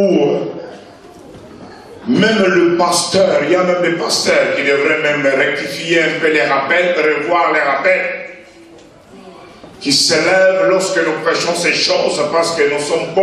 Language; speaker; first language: French; non-native, local second language; Lingala